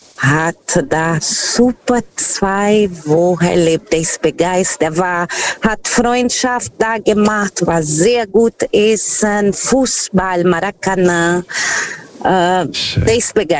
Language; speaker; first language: German; non-native, fluent; Portuguese